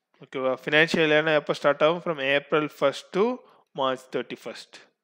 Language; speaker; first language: English; non-native, local second language; Tamil